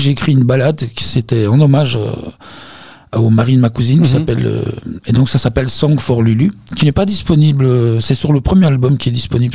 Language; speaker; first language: French; native; French